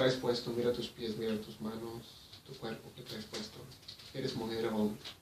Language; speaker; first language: Spanish; early bilingual, heritage; Spanish